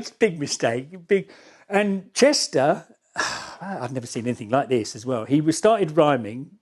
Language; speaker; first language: English; native; English